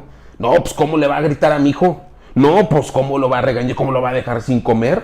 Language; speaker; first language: Spanish; native; Spanish